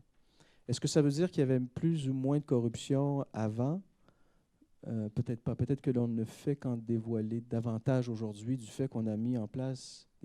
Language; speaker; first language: French; native; French